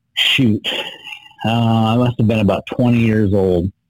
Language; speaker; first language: English; native; English